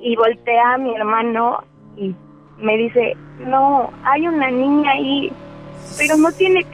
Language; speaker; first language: Spanish; native; Spanish